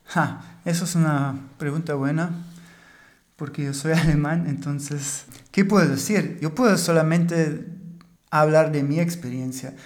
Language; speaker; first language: Spanish; non-native, fluent; German